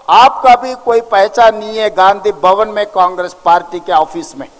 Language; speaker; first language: Hindi; non-native, local second language; Telugu